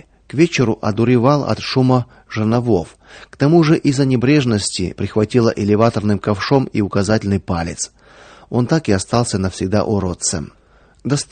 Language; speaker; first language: Russian; native; Russian